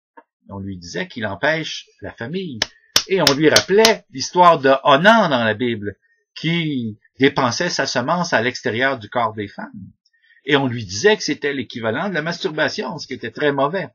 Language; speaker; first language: French; native; French